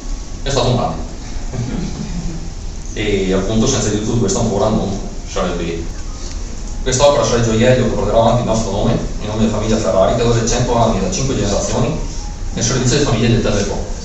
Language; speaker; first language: Italian; native; Italian